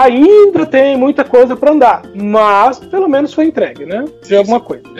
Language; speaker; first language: Portuguese; native; Portuguese